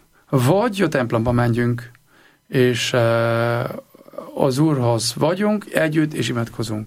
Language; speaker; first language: Hungarian; non-native, learner; German